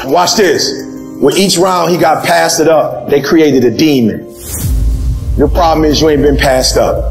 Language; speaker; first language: English; native; English